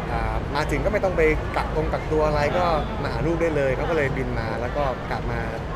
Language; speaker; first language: Thai; native; Thai